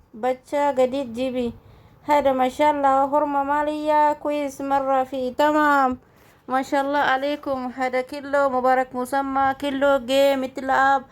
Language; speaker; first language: Arabic; non-native, learner; Oromo